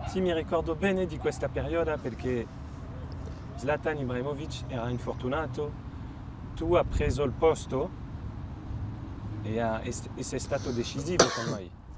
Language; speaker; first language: Italian; non-native, fluent; French